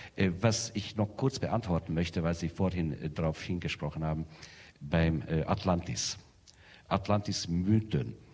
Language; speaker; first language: German; non-native, fluent; Hungarian